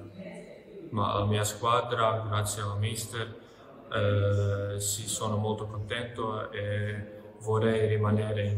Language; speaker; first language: Italian; non-native, learner; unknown